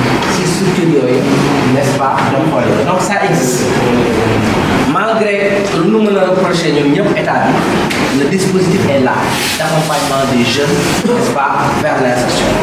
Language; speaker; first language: French; non-native, local second language; Wolof